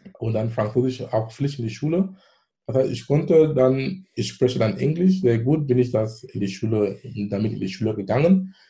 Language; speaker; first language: German; non-native, fluent; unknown